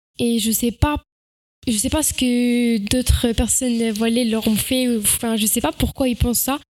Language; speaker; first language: French; native; French